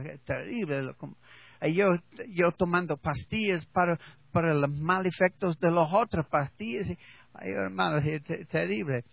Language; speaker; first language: Spanish; non-native, learner; English